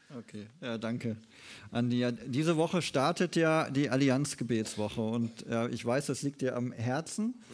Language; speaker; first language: German; native; German